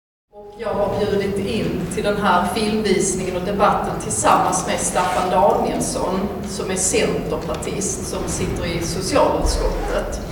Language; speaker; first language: Swedish; native; Swedish